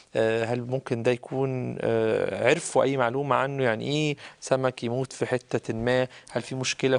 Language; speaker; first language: Arabic; native; Arabic